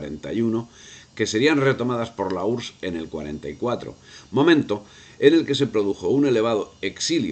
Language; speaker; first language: Spanish; native; Spanish